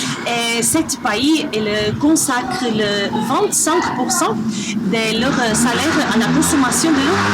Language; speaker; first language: French; non-native, learner; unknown